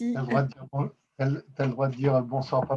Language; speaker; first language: French; native; French